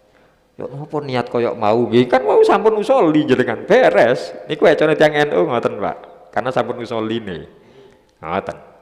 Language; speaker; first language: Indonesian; non-native, local second language; Javanese